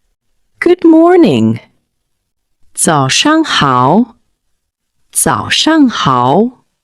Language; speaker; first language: Chinese; non-native, learner; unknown